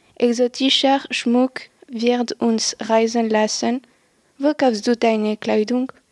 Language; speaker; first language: German; non-native, local second language; French